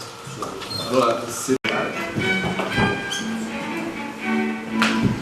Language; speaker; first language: Italian; native; Italian